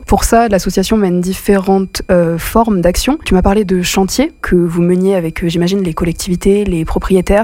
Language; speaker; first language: French; native; French